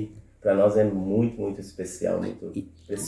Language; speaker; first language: Portuguese; non-native, fluent; Spanish